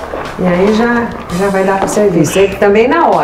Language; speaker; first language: Portuguese; native; Portuguese